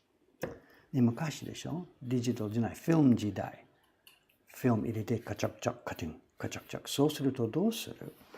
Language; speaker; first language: Japanese; non-native, fluent; English